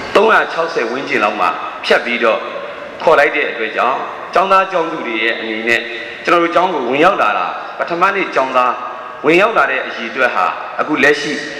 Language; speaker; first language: Burmese; native; Burmese